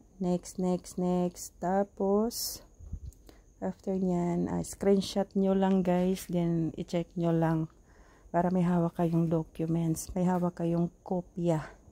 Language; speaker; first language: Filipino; native; Filipino